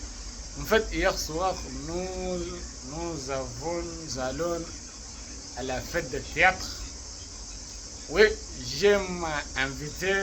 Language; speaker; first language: French; non-native, learner; Arabic